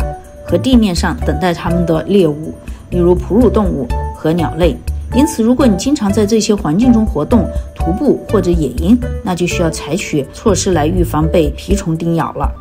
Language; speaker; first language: Chinese; native; Chinese